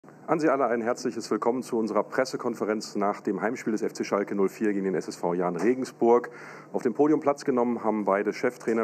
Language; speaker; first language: German; native; German